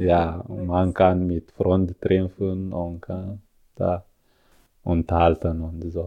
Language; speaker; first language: German; non-native, learner; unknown